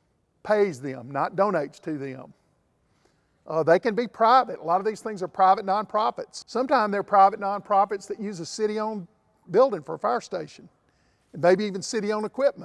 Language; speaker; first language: English; native; English